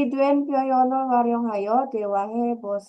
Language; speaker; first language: Korean; non-native, fluent; Indonesian